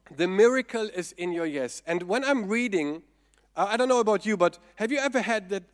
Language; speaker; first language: English; non-native, fluent; German